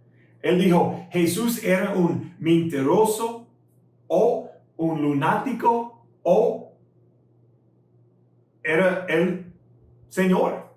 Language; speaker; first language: Spanish; non-native, fluent; English